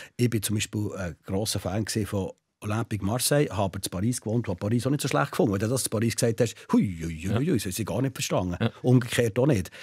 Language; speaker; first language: German; native; German